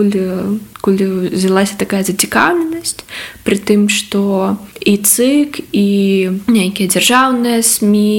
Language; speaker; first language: Belarusian; native; Belarusian